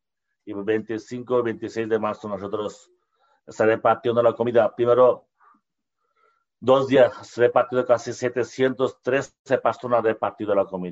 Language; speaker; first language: Spanish; non-native, learner; Bangla